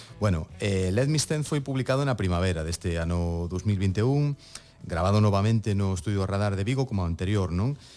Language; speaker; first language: Galician; native; Galician